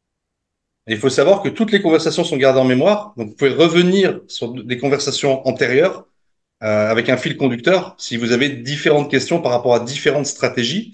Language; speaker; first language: French; native; French